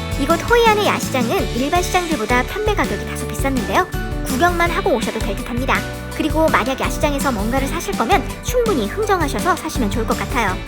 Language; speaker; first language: Korean; native; Korean